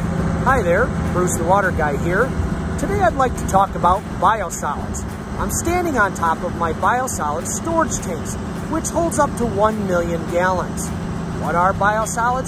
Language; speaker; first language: English; native; English